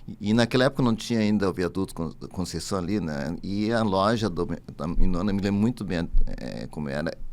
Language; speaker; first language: Portuguese; early bilingual, other home language; Japanese